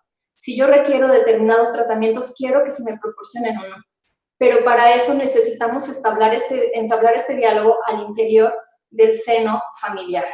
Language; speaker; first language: Spanish; native; Spanish